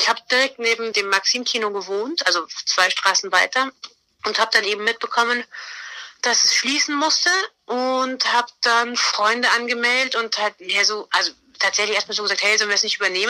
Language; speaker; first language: German; native; German